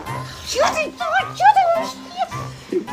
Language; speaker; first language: Russian; native; Russian